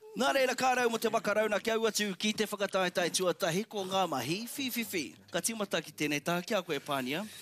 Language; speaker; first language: Māori; native; Māori